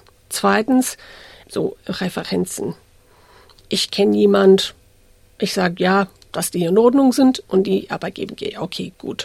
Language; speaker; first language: German; non-native, fluent; English